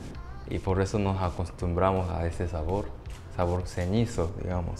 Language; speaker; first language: Spanish; non-native, fluent; Japanese